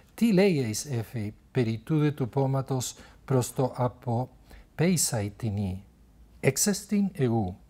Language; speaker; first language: Greek; non-native, fluent; Spanish